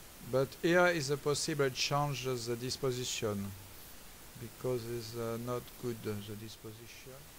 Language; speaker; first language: English; non-native, learner; French